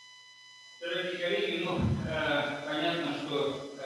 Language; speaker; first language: Russian; native; Russian